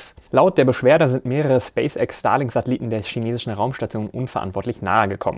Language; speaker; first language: German; native; German